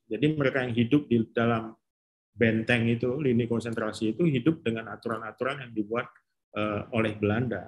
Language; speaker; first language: Indonesian; native; Indonesian